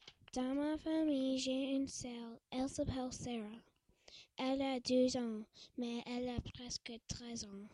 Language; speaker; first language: French; non-native, local second language; English